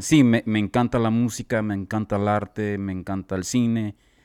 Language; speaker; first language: Spanish; early bilingual, heritage; Spanish